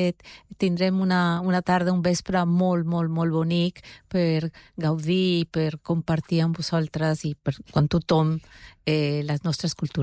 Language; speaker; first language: Catalan; non-native, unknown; Spanish